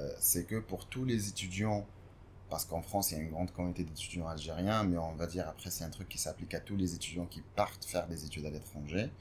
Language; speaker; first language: French; non-native, local second language; Arabic